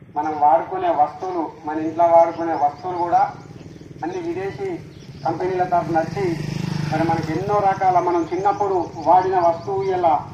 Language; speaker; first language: Telugu; native; Telugu